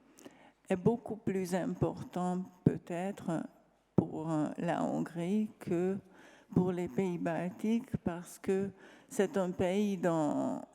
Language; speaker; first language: French; non-native, fluent; Hungarian